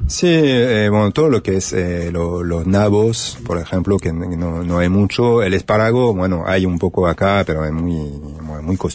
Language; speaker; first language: Spanish; non-native, fluent; French